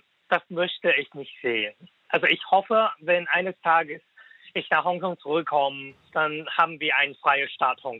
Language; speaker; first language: German; non-native, fluent; Cantonese